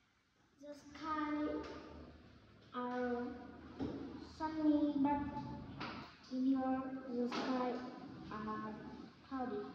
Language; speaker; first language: English; non-native, learner; Vietnamese